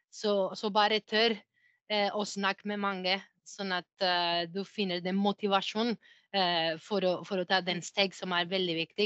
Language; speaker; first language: Norwegian; non-native, fluent; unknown